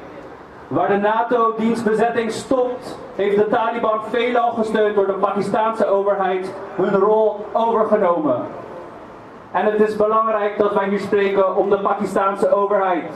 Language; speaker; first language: Dutch; early bilingual, other home language; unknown